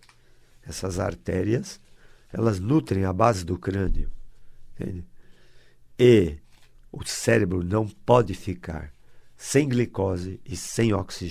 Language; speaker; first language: Portuguese; native; Portuguese